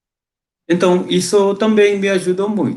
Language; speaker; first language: Portuguese; non-native, fluent; Hindi